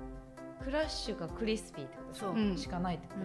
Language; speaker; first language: Japanese; native; Japanese